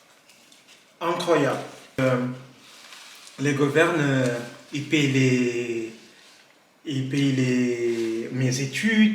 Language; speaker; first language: French; non-native, learner; Kabuverdianu